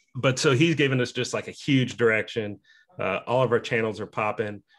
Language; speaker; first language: English; native; English